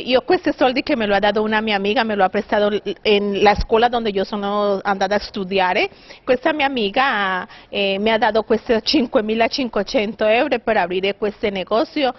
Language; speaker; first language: Italian; non-native, fluent; Spanish